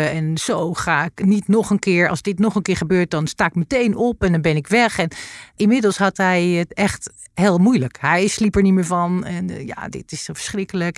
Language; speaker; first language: Dutch; native; Dutch